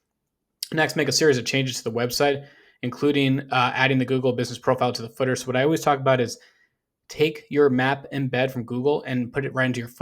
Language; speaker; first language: English; native; English